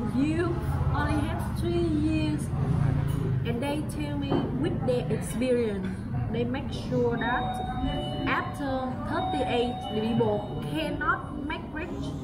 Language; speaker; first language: English; non-native, learner; Vietnamese